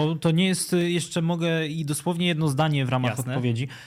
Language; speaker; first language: Polish; native; Polish